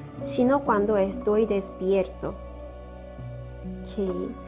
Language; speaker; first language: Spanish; non-native, fluent; Korean